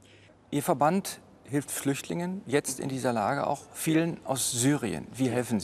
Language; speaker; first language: German; native; German